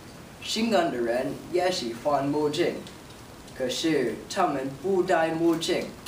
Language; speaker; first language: Chinese; non-native, learner; English